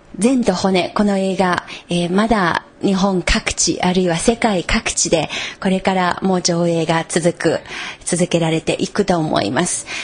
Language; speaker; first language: Japanese; non-native, fluent; Chinese